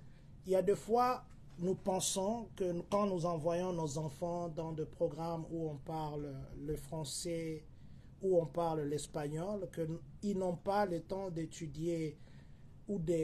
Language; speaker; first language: French; non-native, local second language; Lingala